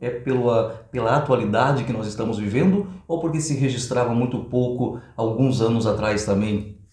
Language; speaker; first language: Portuguese; native; Portuguese